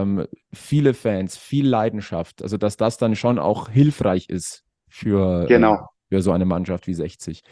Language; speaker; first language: German; native; German